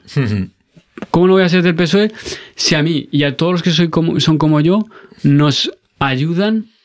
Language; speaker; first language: Spanish; native; Spanish